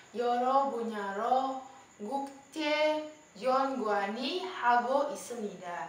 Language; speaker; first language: Korean; non-native, learner; Indonesian